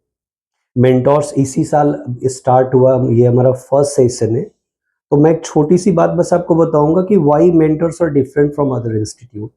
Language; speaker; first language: Hindi; native; Hindi